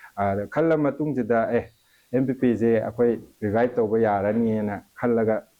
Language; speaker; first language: Manipuri; native; Manipuri